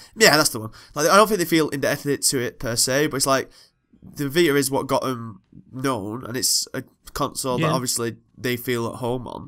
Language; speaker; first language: English; native; English